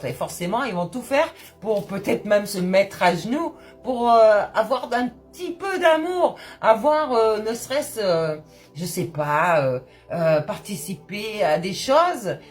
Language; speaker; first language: French; native; French